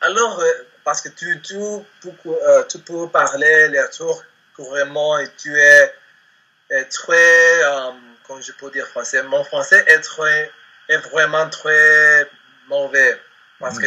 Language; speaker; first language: French; non-native, learner; Spanish